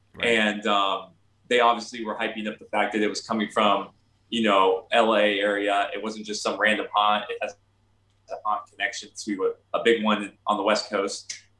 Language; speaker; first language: English; native; English